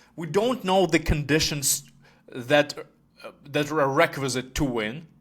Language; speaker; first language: English; non-native, fluent; Ukrainian